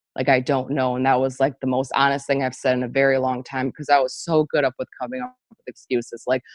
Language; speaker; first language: English; native; English